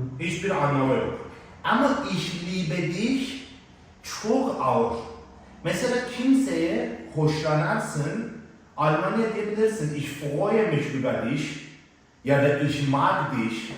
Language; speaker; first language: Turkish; non-native, learner; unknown